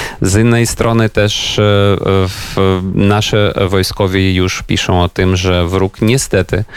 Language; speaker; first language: Polish; non-native, fluent; Ukrainian